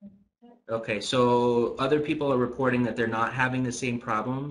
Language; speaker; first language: English; native; English